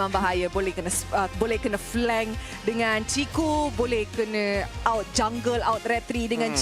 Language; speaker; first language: Malay; native; Malay